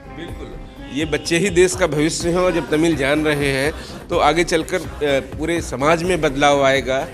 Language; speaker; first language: Hindi; native; Hindi